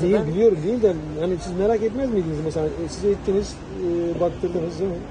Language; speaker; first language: Turkish; native; Turkish